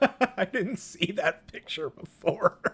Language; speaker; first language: English; native; English